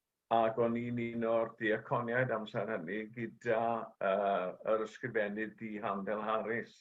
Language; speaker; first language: Welsh; native; Welsh